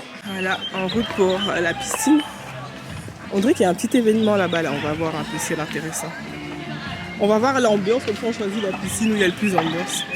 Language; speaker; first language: French; native; French